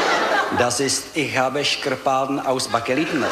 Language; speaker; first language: German; non-native, learner; Czech